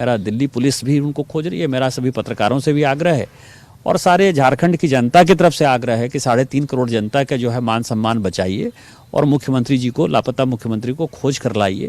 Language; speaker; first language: Hindi; native; Hindi